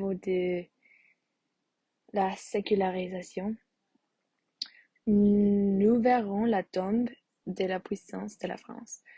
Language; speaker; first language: French; non-native, learner; English